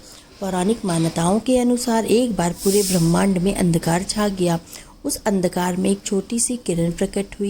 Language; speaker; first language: Hindi; native; Hindi